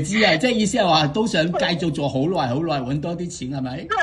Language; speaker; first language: Cantonese; native; Cantonese